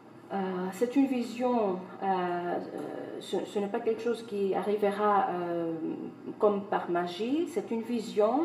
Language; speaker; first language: French; non-native, fluent; Greek